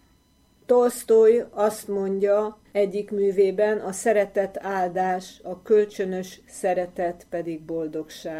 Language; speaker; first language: Hungarian; native; Hungarian